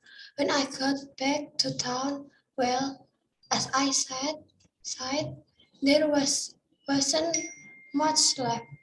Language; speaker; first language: English; non-native, learner; Indonesian